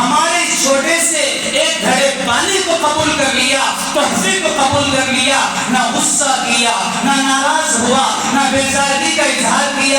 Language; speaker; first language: Urdu; native; Urdu